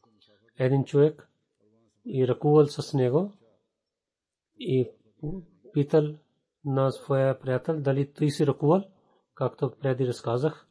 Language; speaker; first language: Bulgarian; non-native, learner; Urdu